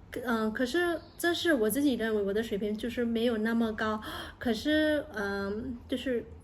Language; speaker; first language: Chinese; non-native, fluent; Burmese